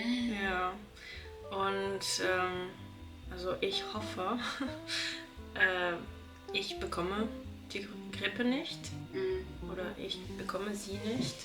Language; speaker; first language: German; non-native, learner; French